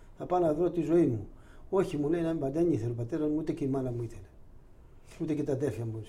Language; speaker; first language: Greek; non-native, local second language; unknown